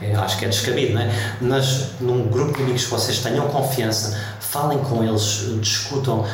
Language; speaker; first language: Portuguese; early bilingual, heritage; Portuguese